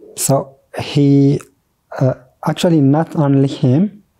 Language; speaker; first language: English; non-native, fluent; Oromo